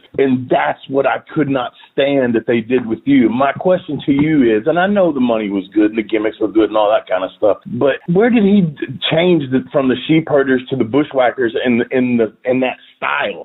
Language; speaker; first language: English; native; English